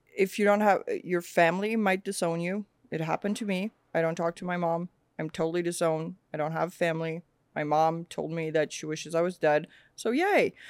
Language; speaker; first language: English; early bilingual, other home language; Swedish